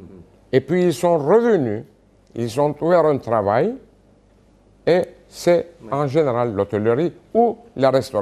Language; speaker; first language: French; non-native, fluent; Turkish